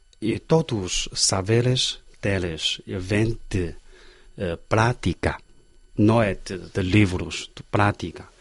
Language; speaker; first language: Portuguese; non-native, learner; Chinese